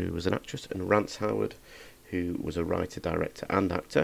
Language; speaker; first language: English; native; English